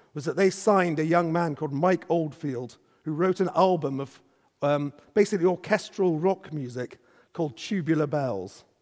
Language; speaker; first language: English; native; English